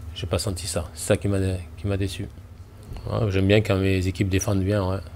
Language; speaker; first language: French; native; French